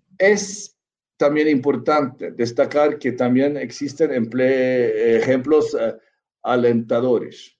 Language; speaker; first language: Spanish; non-native, fluent; Norwegian